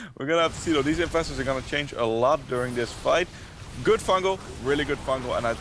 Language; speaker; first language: English; non-native, fluent; Dutch